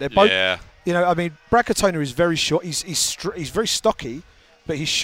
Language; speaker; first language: English; native; English